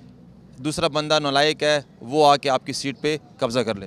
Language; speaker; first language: Urdu; native; Urdu